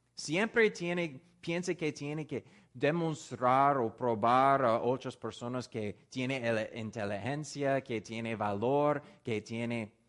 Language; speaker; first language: Spanish; non-native, fluent; English